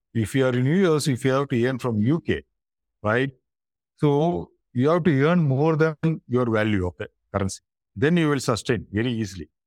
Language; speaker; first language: English; non-native, local second language; Tamil